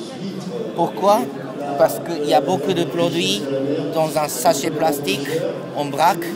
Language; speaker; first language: French; non-native, learner; Japanese